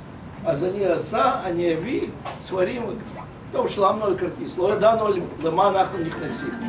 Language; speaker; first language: Hebrew; non-native, fluent; Russian